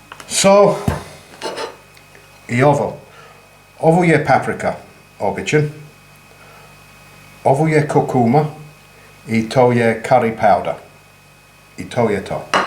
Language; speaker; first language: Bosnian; non-native, learner; English